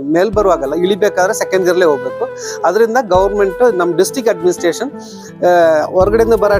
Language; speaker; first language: Kannada; non-native, local second language; Malayalam